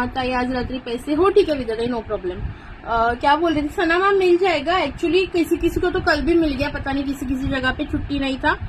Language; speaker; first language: Hindi; non-native, local second language; Marathi